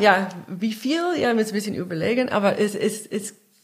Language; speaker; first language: German; non-native, fluent; English